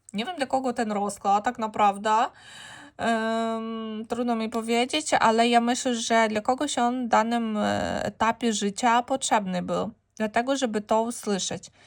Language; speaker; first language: Polish; non-native, fluent; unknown